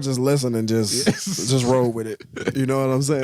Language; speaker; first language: English; native; English